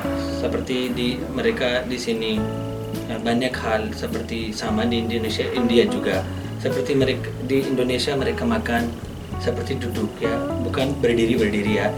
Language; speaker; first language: Indonesian; non-native, learner; Hindi